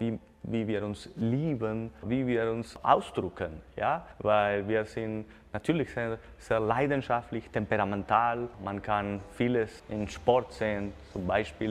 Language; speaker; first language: German; non-native, fluent; Spanish